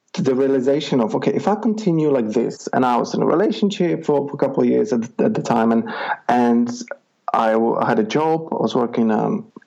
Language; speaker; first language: English; non-native, fluent; Czech